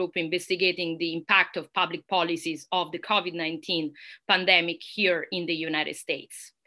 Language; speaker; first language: English; non-native, fluent; Italian